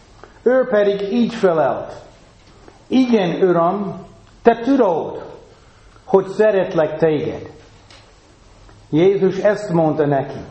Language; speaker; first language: Hungarian; non-native, fluent; English